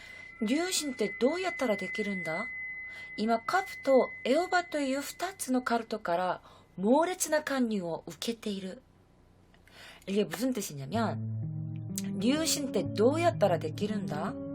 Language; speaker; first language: Japanese; non-native, fluent; Korean